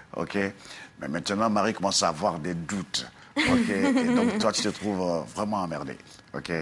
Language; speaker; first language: French; non-native, local second language; Dyula